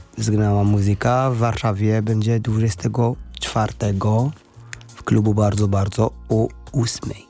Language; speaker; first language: Polish; non-native, learner; Arabic